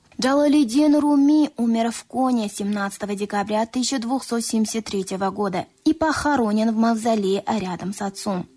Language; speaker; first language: Russian; non-native, local second language; Tajik